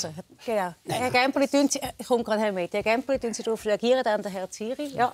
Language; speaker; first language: German; native; German